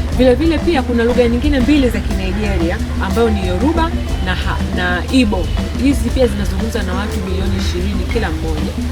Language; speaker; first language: Swahili; native; Swahili